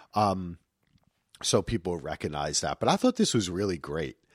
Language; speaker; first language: English; native; English